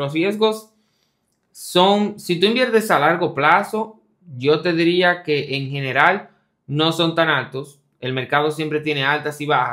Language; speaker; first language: Spanish; native; Spanish